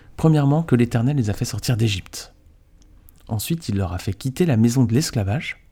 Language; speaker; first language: French; native; French